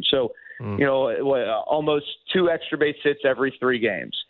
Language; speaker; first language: English; native; English